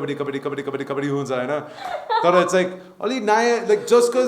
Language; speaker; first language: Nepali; non-native, learner; English